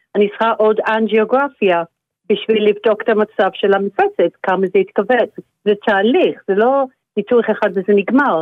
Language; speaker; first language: Hebrew; non-native, fluent; English